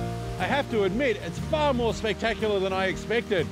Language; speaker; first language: English; native; English